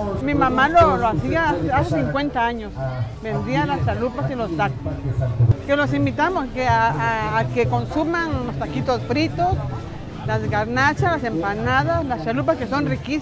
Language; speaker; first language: Spanish; native; Spanish